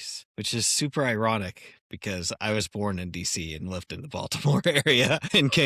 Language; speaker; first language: English; native; English